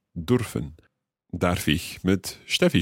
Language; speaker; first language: German; non-native, learner; English